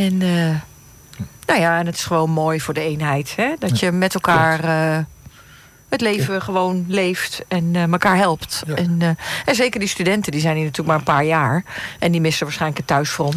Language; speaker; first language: Dutch; native; Dutch